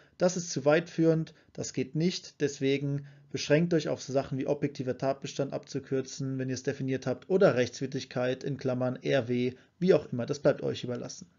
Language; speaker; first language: German; native; German